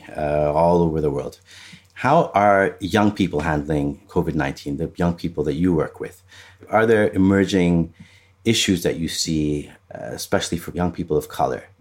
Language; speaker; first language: English; non-native, fluent; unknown